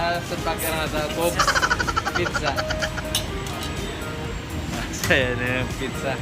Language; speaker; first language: Indonesian; non-native, learner; Filipino